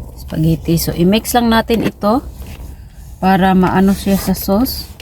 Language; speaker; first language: Filipino; non-native, local second language; Cebuano